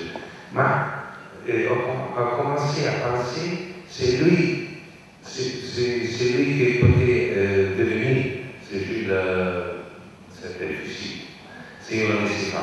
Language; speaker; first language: French; non-native, learner; Italian